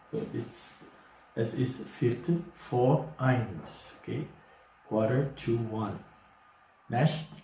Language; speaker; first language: German; non-native, fluent; English